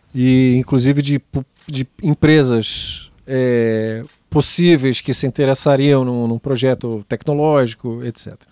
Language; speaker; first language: Portuguese; non-native, fluent; Italian